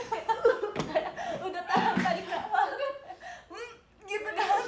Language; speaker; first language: Indonesian; early bilingual, heritage; Indonesian